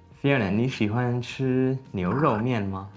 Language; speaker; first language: Chinese; non-native, fluent; English